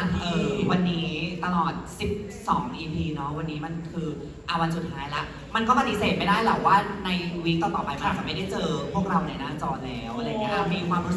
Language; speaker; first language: Thai; native; Thai